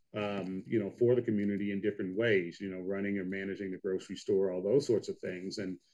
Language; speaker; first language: English; native; English